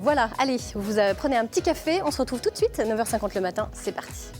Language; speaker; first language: French; native; French